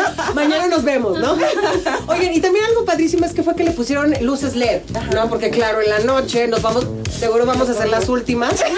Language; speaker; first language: Spanish; native; Spanish